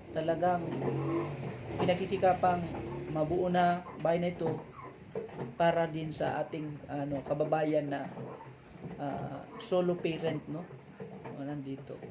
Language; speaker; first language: Filipino; non-native, local second language; Masbatenyo